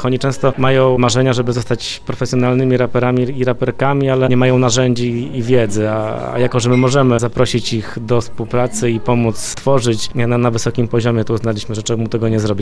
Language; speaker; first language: Polish; native; Polish